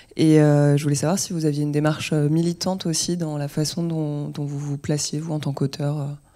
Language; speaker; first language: French; native; French